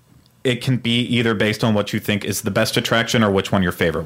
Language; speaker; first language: English; native; English